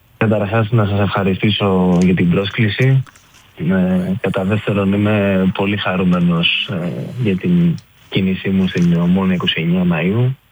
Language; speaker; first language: Greek; native; Greek